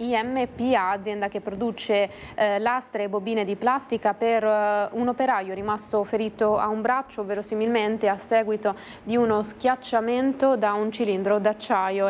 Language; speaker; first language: Italian; native; Italian